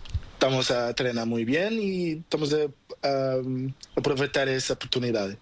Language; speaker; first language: Spanish; non-native, learner; Portuguese